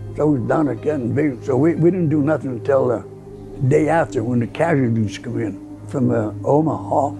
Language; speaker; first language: English; early bilingual, other home language; Italian